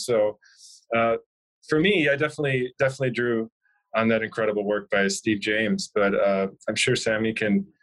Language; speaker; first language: English; native; English